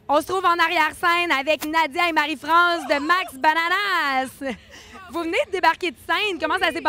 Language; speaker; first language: French; native; French